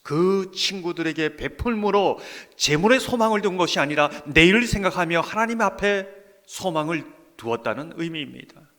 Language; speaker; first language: Korean; native; Korean